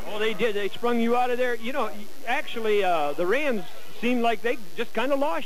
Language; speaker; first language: English; native; English